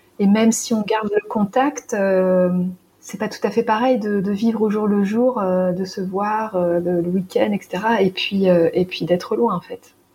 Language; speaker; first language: French; native; French